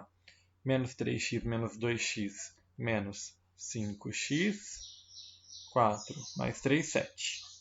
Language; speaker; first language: Portuguese; native; Portuguese